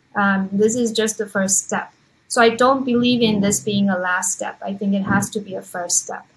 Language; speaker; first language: English; non-native, fluent; Chinese